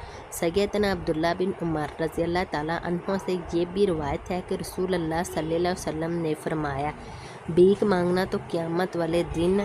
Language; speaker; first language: Urdu; native; Urdu